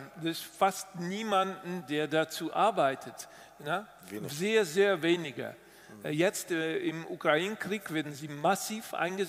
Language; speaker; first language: German; non-native, fluent; Dutch